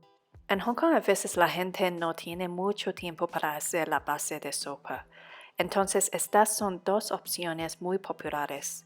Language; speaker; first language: Spanish; non-native, fluent; Cantonese